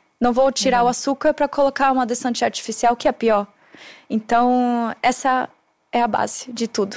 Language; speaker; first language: Portuguese; non-native, fluent; German